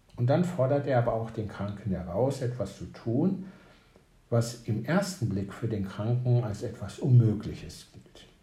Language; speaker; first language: German; native; German